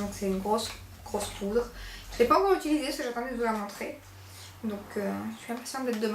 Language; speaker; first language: French; native; French